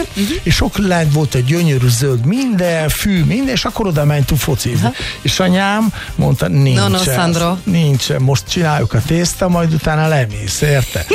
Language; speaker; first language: Hungarian; non-native, fluent; Italian